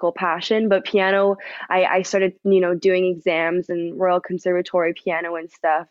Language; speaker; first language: English; native; English